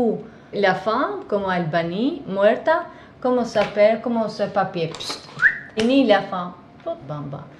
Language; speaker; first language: French; non-native, learner; Albanian